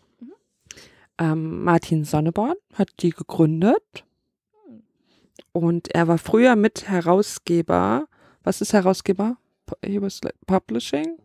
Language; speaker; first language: German; native; German